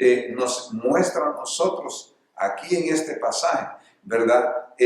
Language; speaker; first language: Spanish; native; Spanish